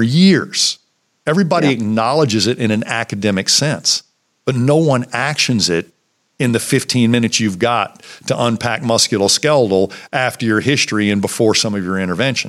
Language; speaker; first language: English; native; English